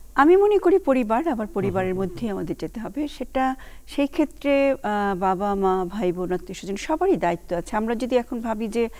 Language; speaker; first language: Bangla; native; Bangla